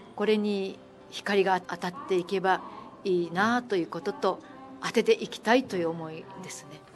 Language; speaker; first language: Japanese; native; Japanese